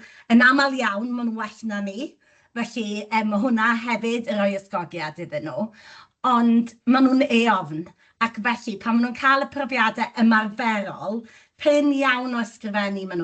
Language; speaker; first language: Welsh; native; Welsh